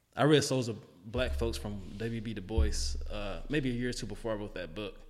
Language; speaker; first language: English; native; English